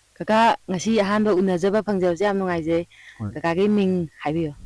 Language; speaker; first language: Manipuri; native; Manipuri